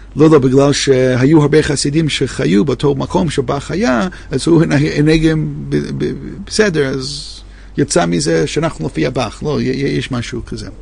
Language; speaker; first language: Hebrew; non-native, fluent; English